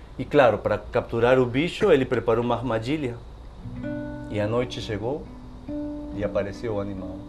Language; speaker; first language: Portuguese; non-native, fluent; Spanish